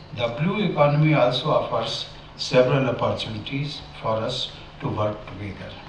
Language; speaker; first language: English; non-native, local second language; Hindi